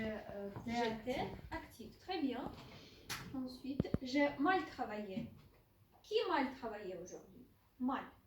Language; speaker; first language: French; non-native, fluent; Ukrainian